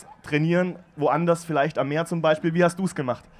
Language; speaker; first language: German; native; German